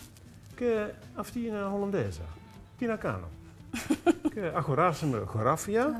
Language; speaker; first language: Greek; non-native, learner; Dutch